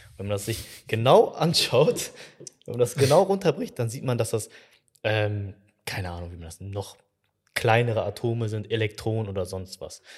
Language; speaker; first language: German; early bilingual, other home language; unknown